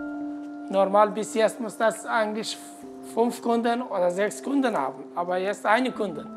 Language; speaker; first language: German; non-native, learner; Turkish